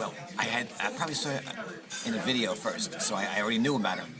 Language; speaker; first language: English; native; English